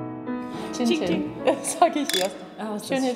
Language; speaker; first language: German; non-native, fluent; Swedish